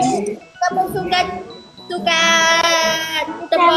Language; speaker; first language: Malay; non-native, learner; Vietnamese